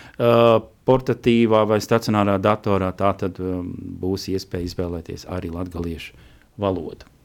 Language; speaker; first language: Latvian; native; Latvian